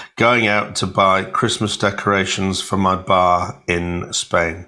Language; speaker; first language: English; native; English